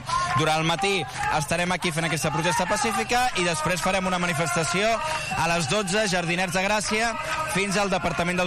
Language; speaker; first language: Catalan; native; Catalan